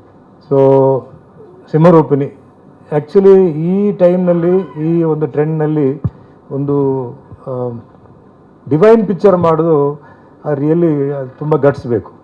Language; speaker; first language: Kannada; non-native, fluent; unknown